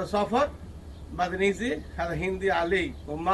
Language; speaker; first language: Arabic; non-native, learner; Bangla